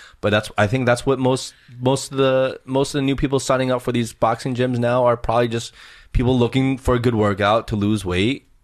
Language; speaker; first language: English; early bilingual, other home language; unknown